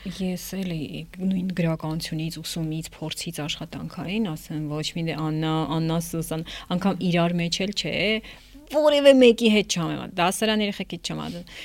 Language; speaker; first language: Armenian; native; Armenian